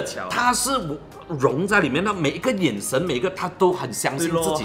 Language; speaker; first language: Chinese; native; Chinese